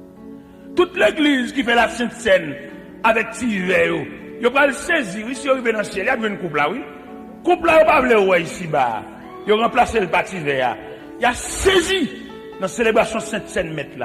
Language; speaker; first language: French; non-native, local second language; Haitian Creole